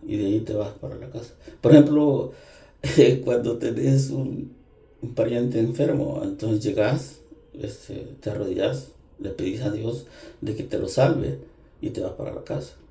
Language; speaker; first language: Spanish; native; Spanish